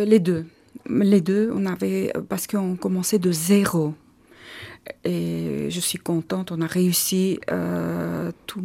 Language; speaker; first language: French; non-native, learner; Armenian